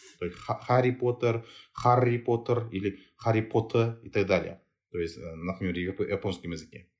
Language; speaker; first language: Russian; non-native, local second language; Kazakh